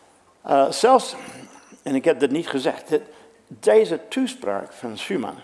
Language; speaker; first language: Dutch; non-native, fluent; English